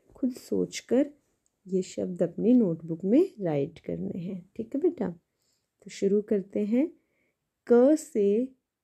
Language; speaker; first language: Hindi; native; Hindi